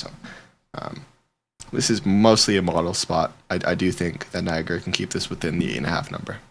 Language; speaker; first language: English; native; English